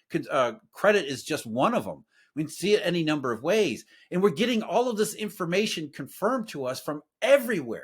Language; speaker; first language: English; native; English